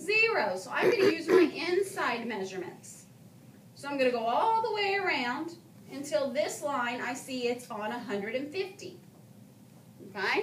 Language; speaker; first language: English; native; English